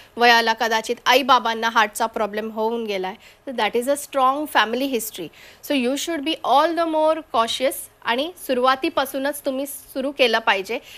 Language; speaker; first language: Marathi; non-native, local second language; Konkani